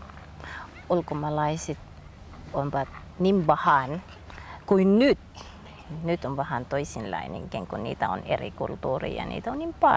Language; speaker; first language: Finnish; non-native, learner; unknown